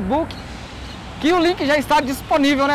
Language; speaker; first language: Portuguese; native; Portuguese